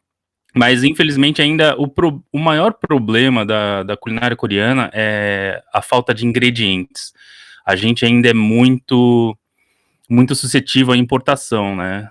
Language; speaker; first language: Portuguese; early bilingual, other home language; Korean